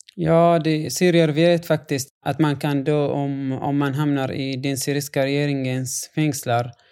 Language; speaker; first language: Swedish; non-native, fluent; Arabic